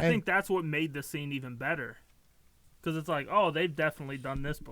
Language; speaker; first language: English; native; English